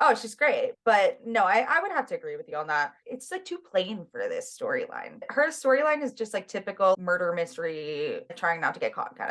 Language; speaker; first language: English; native; English